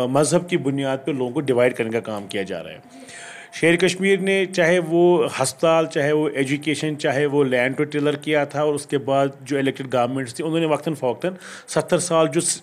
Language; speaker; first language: Hindi; non-native, local second language; Kashmiri